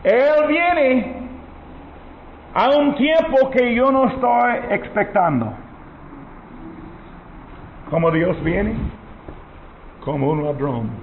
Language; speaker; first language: Spanish; non-native, learner; English